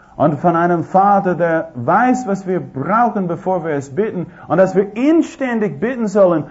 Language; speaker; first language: German; non-native, fluent; English